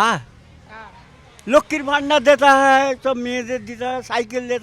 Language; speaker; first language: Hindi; non-native, local second language; Bangla